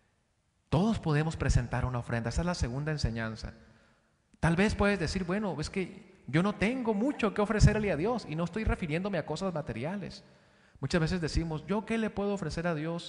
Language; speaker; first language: Spanish; native; Spanish